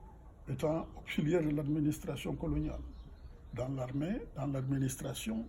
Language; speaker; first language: French; non-native, local second language; Fula